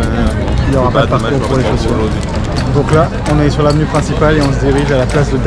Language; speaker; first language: French; native; French